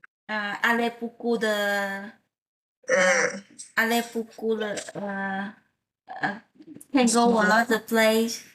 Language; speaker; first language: French; non-native, learner; Vietnamese